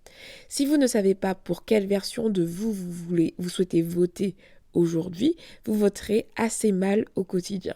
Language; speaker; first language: French; native; French